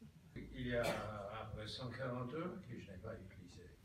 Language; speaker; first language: French; non-native, fluent; English